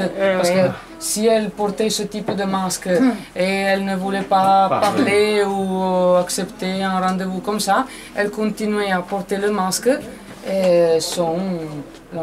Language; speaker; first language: French; non-native, fluent; Italian